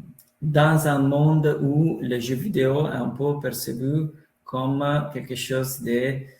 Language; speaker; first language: French; non-native, fluent; Italian